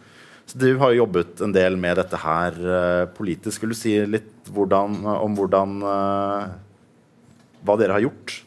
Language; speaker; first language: Norwegian; native; Norwegian